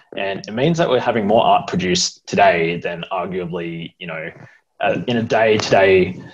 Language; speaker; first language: English; native; English